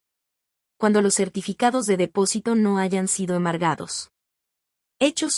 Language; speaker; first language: Spanish; native; Spanish